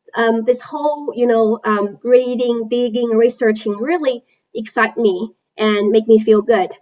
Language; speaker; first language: English; non-native, fluent; Chinese